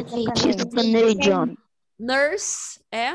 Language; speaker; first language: English; non-native, fluent; Portuguese